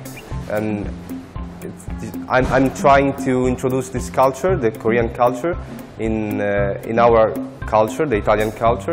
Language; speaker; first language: English; non-native, fluent; Italian